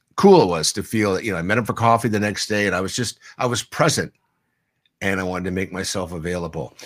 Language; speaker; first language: English; native; English